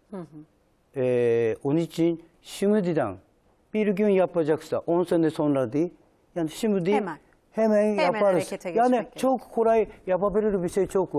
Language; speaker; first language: Turkish; non-native, learner; Japanese